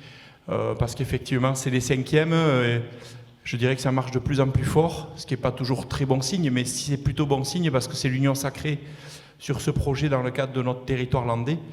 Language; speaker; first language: French; native; French